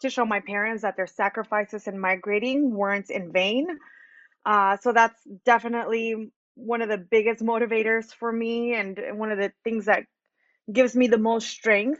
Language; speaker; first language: English; early bilingual, other home language; Spanish